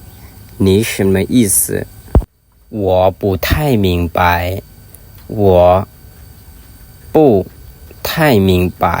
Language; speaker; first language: Chinese; non-native, fluent; Lao